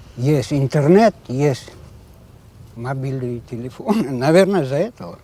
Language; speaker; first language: Russian; non-native, local second language; Crimean Tatar